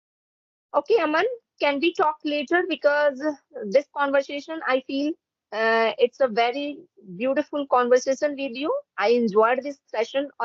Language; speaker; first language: English; non-native, fluent; Hindi